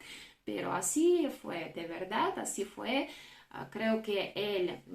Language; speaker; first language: Spanish; non-native, fluent; Russian